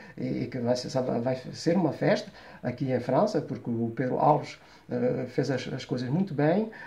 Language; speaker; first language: Portuguese; early bilingual, heritage; Portuguese